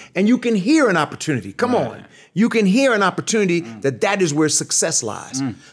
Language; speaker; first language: English; native; English